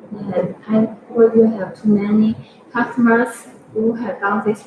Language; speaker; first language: English; non-native, fluent; Chinese